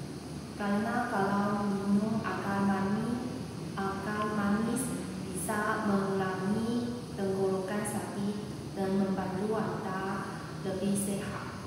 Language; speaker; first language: Indonesian; non-native, learner; Chinese